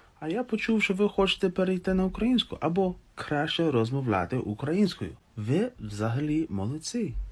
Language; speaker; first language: Ukrainian; non-native, fluent; English